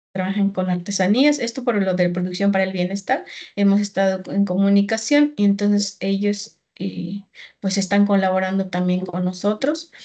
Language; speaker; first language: Spanish; native; Spanish